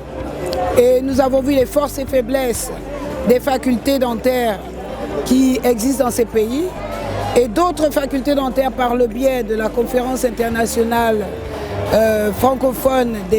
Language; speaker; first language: French; non-native, local second language; Arabic